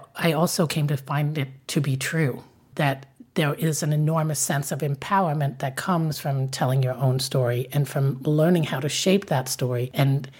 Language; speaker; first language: English; non-native, fluent; Danish